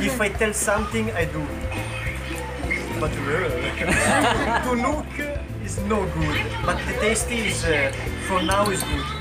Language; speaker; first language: English; non-native, learner; Italian